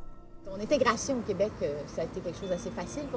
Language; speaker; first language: French; native; French